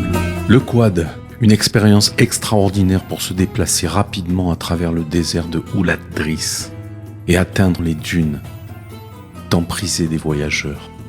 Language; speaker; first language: French; native; French